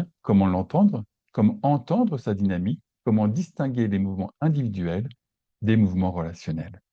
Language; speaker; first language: French; native; French